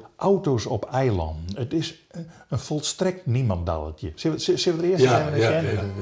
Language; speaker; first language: Dutch; native; Dutch